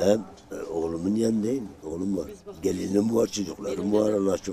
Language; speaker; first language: Turkish; non-native, local second language; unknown